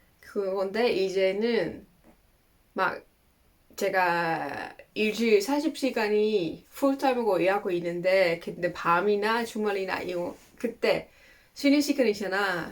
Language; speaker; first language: Korean; non-native, fluent; Dutch